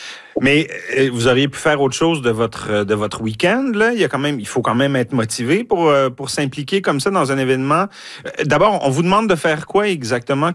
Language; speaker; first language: French; native; French